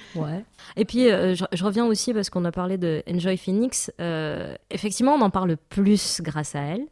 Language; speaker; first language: French; non-native, local second language; Arabic